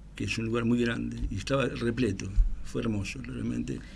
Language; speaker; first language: Spanish; native; Spanish